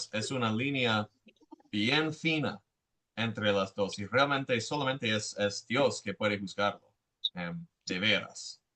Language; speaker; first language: Spanish; non-native, fluent; English